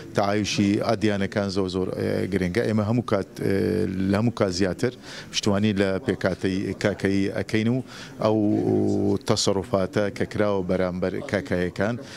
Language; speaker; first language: Central Kurdish; non-native, local second language; Turkish